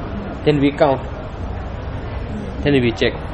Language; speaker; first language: English; non-native, fluent; Tibetan